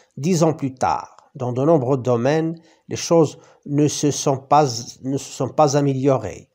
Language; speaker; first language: French; non-native, local second language; Arabic